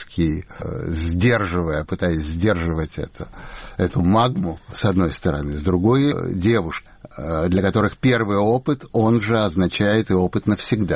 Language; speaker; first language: Russian; native; Russian